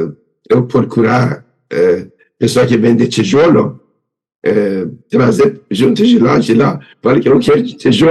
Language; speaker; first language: Portuguese; non-native, learner; Persian